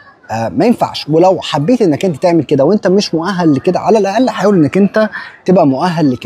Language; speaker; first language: Arabic; native; Arabic